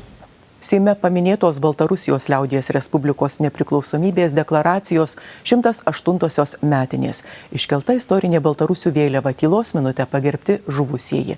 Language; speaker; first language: Lithuanian; native; Lithuanian